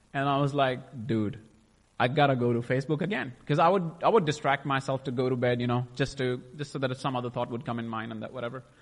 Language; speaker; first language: English; non-native, local second language; Punjabi